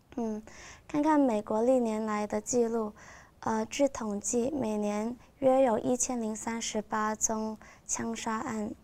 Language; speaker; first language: Chinese; non-native, local second language; Cantonese